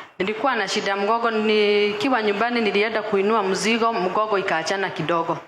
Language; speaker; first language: Swahili; non-native, local second language; Kikuyu